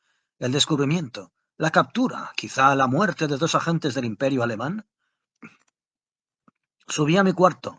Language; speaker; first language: Spanish; native; Spanish